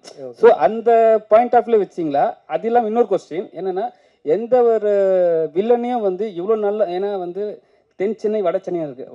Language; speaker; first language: Tamil; native; Tamil